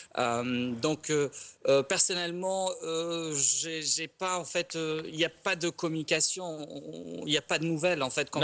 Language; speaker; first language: French; non-native, local second language; Arabic